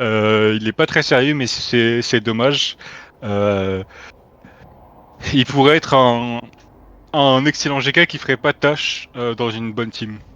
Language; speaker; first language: French; native; French